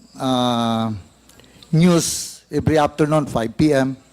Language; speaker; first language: Filipino; non-native, local second language; Cebuano